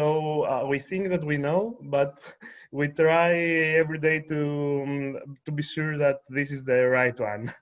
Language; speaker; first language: English; non-native, fluent; Greek